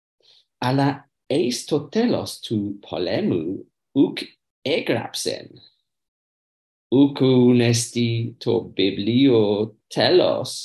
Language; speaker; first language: Greek; non-native, learner; English